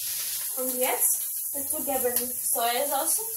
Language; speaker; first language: German; non-native, learner; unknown